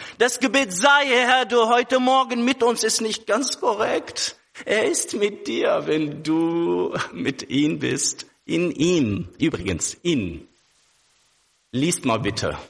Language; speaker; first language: German; non-native, fluent; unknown